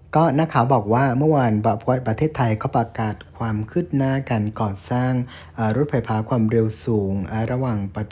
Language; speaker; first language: Thai; non-native, fluent; Vietnamese